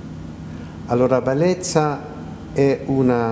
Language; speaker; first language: Italian; non-native, fluent; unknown